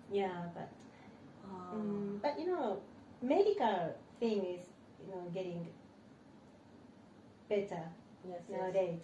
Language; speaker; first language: English; non-native, learner; Japanese